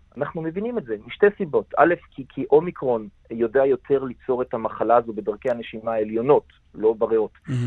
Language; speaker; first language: Hebrew; native; Hebrew